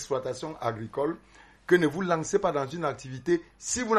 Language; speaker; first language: French; non-native, local second language; Basaa